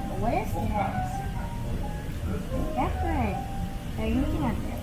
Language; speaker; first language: English; non-native, learner; Thai